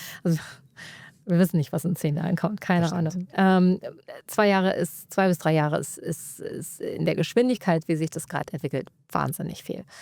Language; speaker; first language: German; native; German